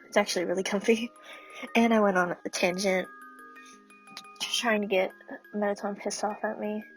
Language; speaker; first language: English; native; English